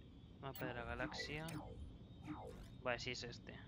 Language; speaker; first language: Spanish; native; Spanish